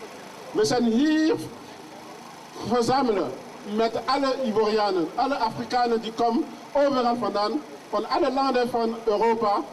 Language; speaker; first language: Dutch; non-native, learner; French